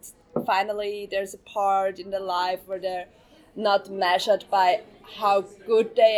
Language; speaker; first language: English; non-native, fluent; German